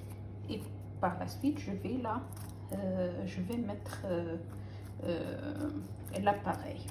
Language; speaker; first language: French; non-native, local second language; Arabic